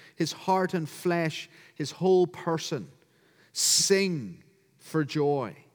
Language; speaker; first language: English; native; English